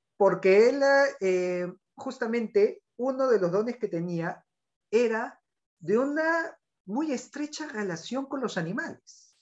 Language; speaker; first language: Spanish; native; Spanish